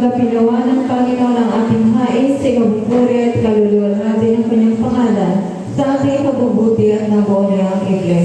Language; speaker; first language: Filipino; native; Filipino